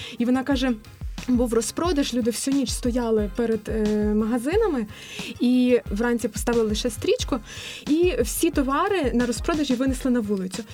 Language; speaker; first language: Ukrainian; native; Ukrainian